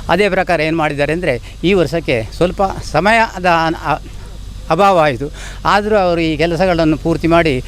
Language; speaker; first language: Kannada; native; Kannada